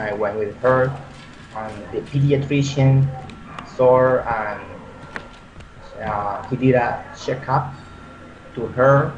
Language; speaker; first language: English; non-native, learner; Spanish